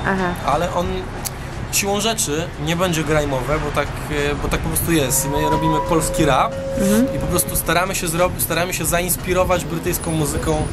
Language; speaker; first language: Polish; native; Polish